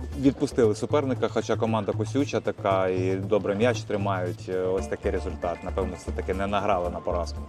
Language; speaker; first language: Ukrainian; native; Ukrainian